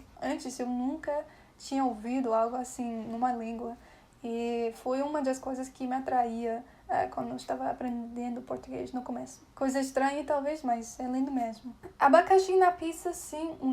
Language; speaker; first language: Portuguese; non-native, fluent; English